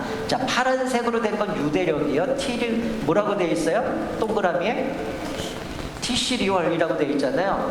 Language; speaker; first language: Korean; native; Korean